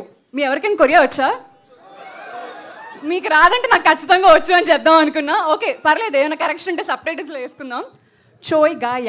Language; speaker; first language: Telugu; native; Telugu